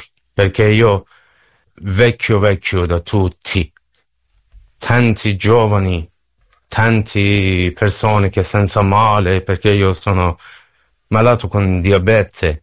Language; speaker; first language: Italian; non-native, learner; Persian